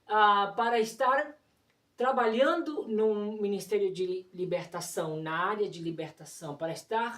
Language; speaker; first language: Portuguese; non-native, fluent; Spanish